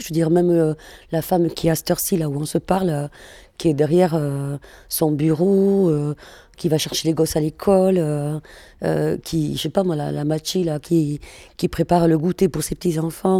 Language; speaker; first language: French; non-native, fluent; Spanish